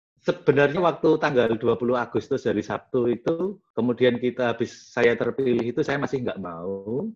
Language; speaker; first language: Indonesian; non-native, local second language; Javanese